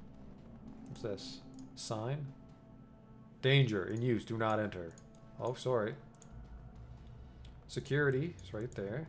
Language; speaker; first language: English; native; English